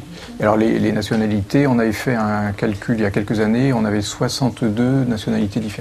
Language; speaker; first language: French; native; French